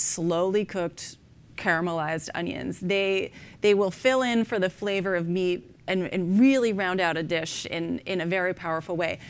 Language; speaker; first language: English; native; English